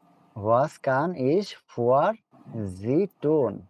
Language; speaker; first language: German; non-native, learner; Bangla